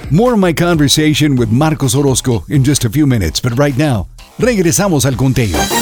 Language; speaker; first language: English; early bilingual, other home language; Spanish